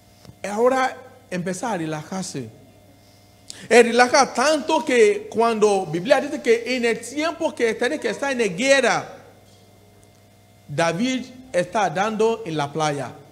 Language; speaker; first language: Spanish; non-native, learner; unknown